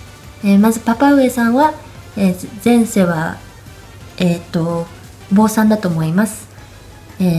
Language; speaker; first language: Japanese; early bilingual, heritage; English